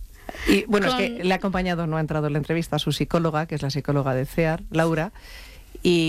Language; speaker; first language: Spanish; native; Spanish